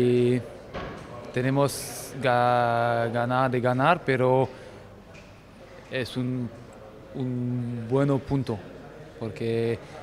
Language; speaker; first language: Spanish; non-native, fluent; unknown